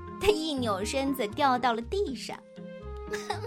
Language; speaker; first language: Chinese; native; Chinese